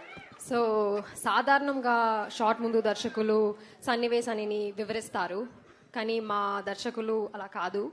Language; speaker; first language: Telugu; non-native, learner; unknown